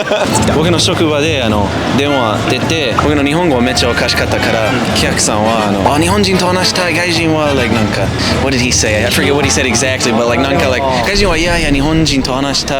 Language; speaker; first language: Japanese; non-native, learner; English